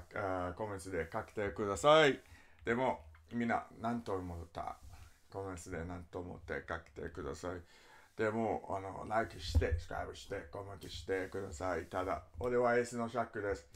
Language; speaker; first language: Japanese; non-native, learner; English